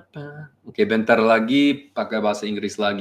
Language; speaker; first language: Indonesian; non-native, learner; English